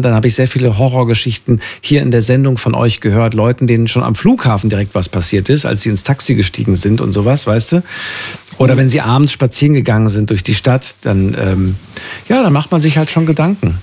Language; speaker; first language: German; native; German